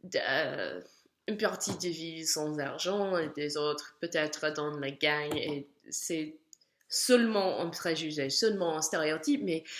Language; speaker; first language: French; non-native, learner; English